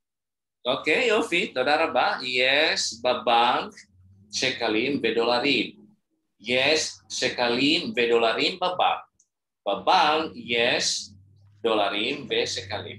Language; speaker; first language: Hebrew; non-native, fluent; Indonesian